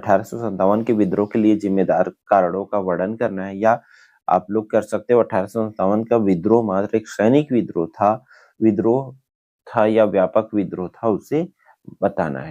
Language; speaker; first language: Hindi; native; Hindi